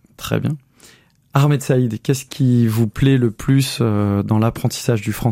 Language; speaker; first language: French; native; French